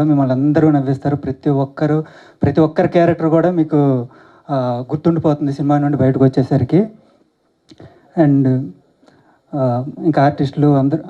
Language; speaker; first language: Telugu; native; Telugu